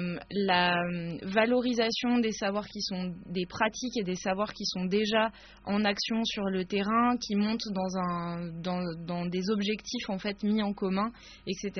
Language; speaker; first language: French; native; French